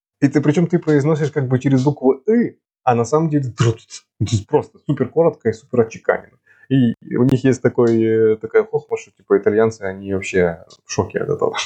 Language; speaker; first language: Russian; native; Russian